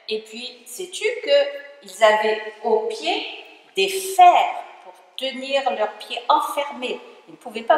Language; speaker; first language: French; native; French